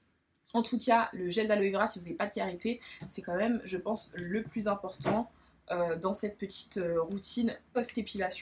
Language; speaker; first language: French; native; French